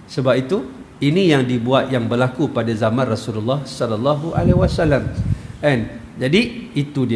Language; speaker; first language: Malay; native; Malay